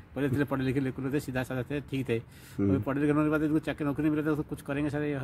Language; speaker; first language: Hindi; non-native, local second language; Odia